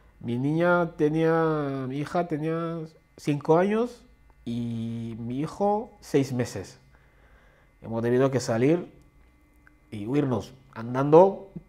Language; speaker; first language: Spanish; non-native, fluent; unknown